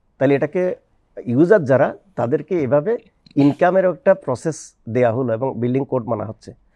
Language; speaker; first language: Bangla; native; Bangla